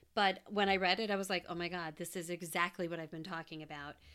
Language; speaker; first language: English; native; English